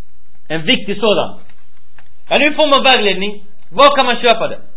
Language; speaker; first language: Swedish; early bilingual, other home language; Arabic